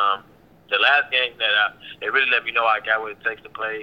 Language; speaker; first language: English; native; English